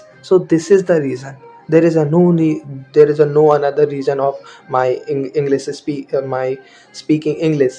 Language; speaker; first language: English; non-native, learner; Hindi